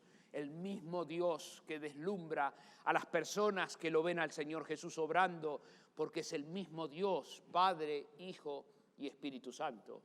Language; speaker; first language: Spanish; native; Spanish